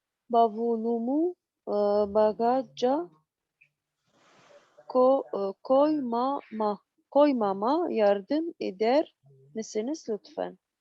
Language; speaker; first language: Turkish; non-native, learner; Arabic